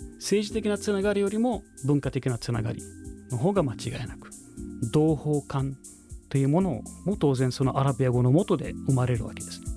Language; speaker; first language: Japanese; non-native, fluent; Arabic